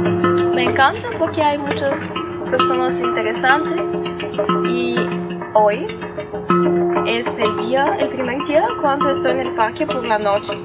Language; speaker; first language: Spanish; non-native, learner; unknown